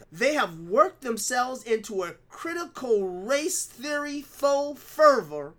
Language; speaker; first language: English; native; English